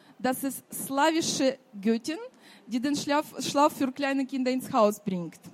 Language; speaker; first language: German; non-native, fluent; Russian